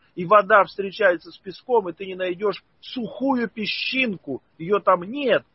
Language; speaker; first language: Russian; native; Russian